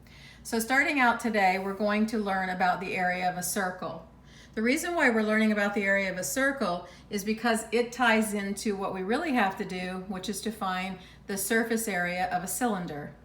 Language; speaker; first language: English; native; English